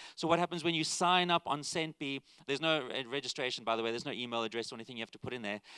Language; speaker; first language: English; native; English